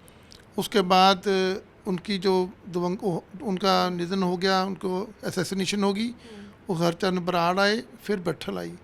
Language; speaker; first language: Hindi; non-native, local second language; Punjabi